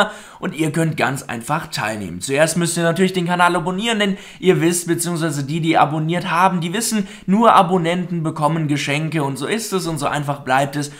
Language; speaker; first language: German; native; German